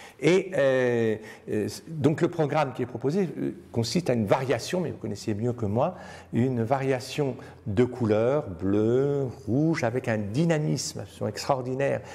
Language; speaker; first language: French; native; French